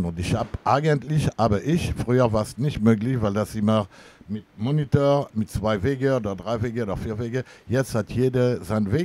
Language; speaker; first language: German; non-native, fluent; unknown